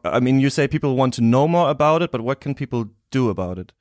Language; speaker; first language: English; non-native, fluent; German